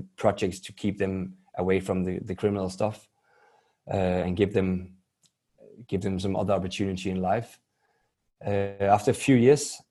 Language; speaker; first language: English; non-native, fluent; Danish